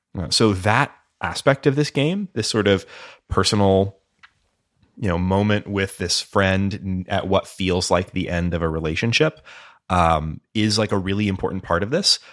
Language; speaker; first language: English; native; English